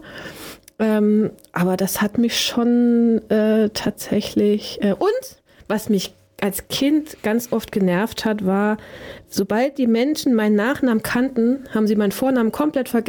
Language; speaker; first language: German; native; German